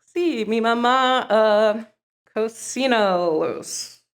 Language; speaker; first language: Spanish; early bilingual, other home language; English